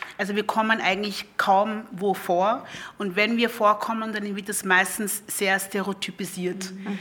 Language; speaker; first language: German; early bilingual, other home language; Lingala